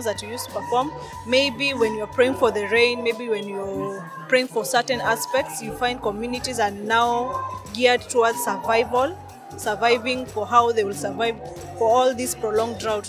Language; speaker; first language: English; non-native, local second language; Masai